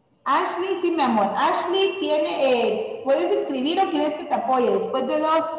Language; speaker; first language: Spanish; native; Spanish